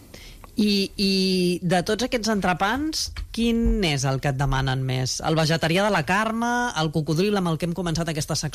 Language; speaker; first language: Catalan; native; Catalan